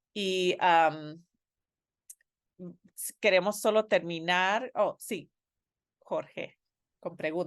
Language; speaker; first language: Spanish; non-native, fluent; English